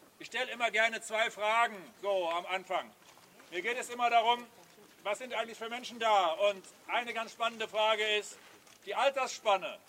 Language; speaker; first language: German; native; German